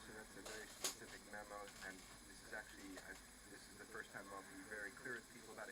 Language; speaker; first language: English; native; English